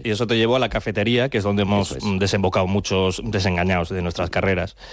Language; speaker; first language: Spanish; native; Spanish